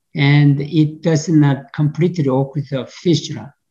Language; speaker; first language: English; non-native, fluent; Korean